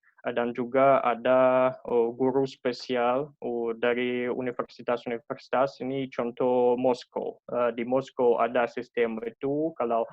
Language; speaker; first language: Indonesian; non-native, learner; Russian